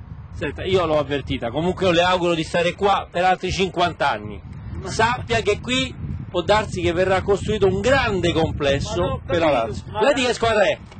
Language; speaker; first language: Italian; native; Italian